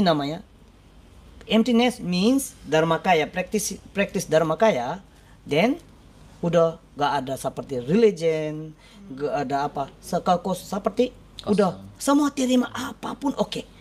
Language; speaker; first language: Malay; non-native, learner; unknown